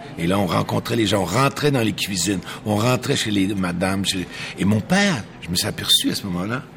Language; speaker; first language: French; native; French